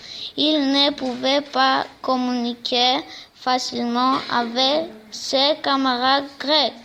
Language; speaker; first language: French; non-native, learner; Greek